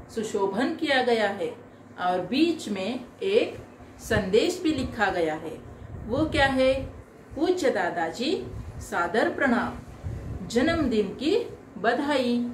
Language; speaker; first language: Hindi; non-native, local second language; Marathi